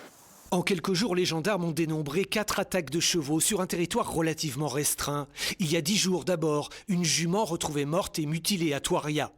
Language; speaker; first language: French; native; French